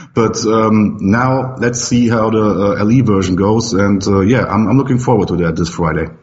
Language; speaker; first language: English; non-native, fluent; German